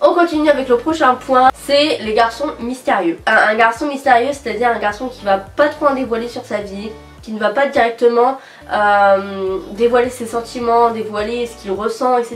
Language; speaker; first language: French; native; French